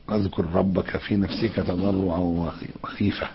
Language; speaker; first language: Arabic; native; Arabic